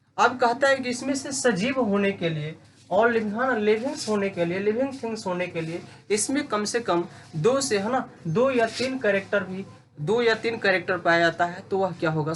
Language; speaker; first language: Hindi; native; Hindi